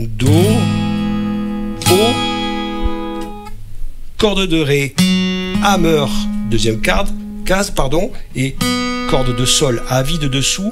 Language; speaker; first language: French; native; French